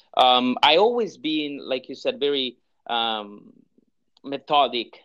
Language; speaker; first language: English; non-native, fluent; Italian